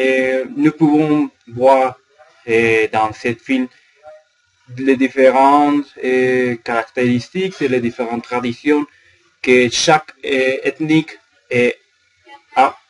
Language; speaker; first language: French; non-native, learner; Spanish